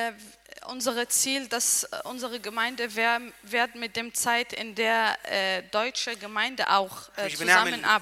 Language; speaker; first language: German; non-native, learner; Arabic